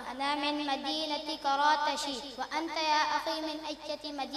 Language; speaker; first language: Arabic; non-native, learner; Urdu